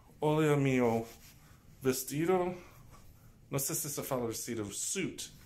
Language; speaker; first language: Portuguese; non-native, learner; English